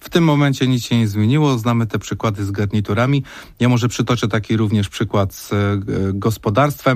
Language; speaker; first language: Polish; native; Polish